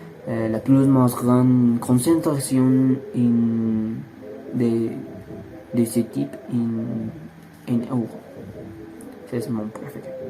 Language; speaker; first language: French; non-native, learner; Spanish